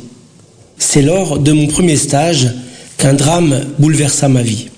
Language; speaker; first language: French; early bilingual, other home language; Portuguese